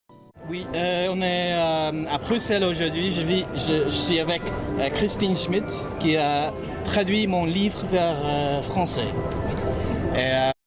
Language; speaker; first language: French; non-native, fluent; English